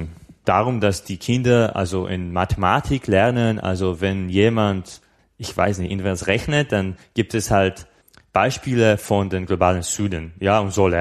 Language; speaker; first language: German; non-native, fluent; Slovak